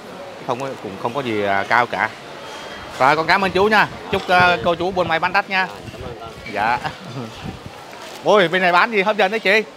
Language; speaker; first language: Vietnamese; native; Vietnamese